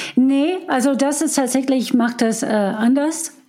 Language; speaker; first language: German; non-native, fluent; English